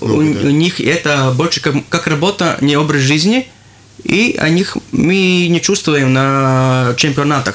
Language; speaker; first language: Russian; non-native, local second language; Latvian